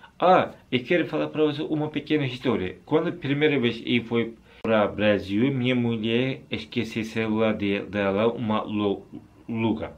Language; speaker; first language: Portuguese; non-native, learner; Turkish